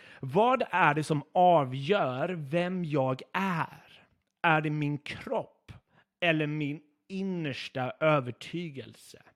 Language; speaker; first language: Swedish; non-native, fluent; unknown